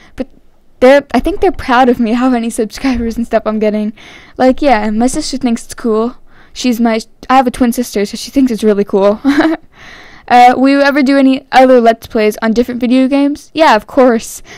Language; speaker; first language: English; native; English